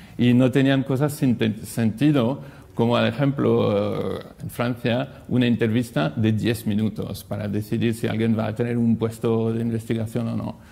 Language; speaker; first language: Spanish; non-native, fluent; French